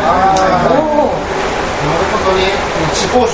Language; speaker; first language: Japanese; native; Japanese